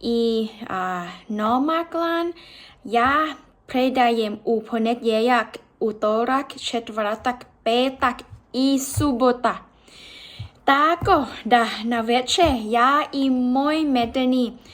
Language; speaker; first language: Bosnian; non-native, learner; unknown